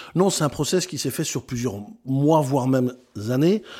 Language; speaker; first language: French; native; French